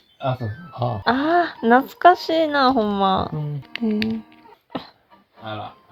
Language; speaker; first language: Japanese; native; Japanese